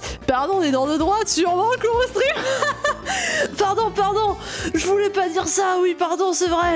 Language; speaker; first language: French; native; French